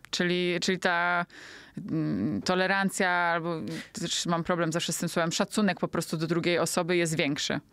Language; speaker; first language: Polish; native; Polish